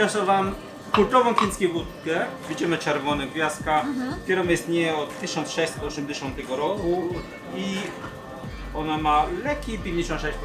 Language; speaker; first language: Polish; non-native, fluent; Chinese